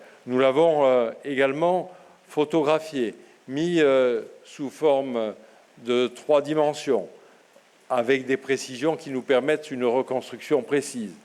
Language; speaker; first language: French; native; French